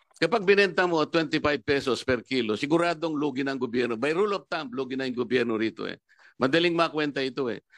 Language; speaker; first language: Filipino; non-native, local second language; Pampanga